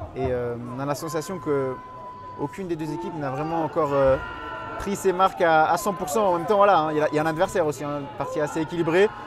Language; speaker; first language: French; native; French